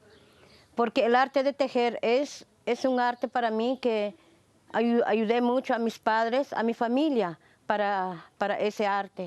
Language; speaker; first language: Spanish; non-native, local second language; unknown